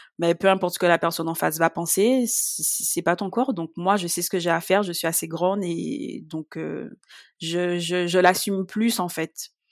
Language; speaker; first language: French; native; French